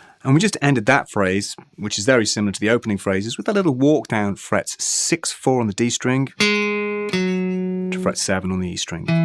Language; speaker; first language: English; native; English